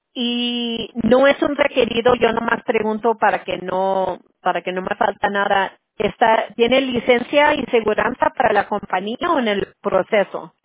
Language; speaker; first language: Spanish; early bilingual, other home language; English